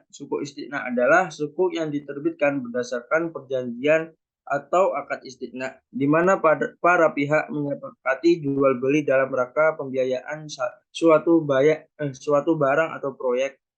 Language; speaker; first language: Indonesian; native; Indonesian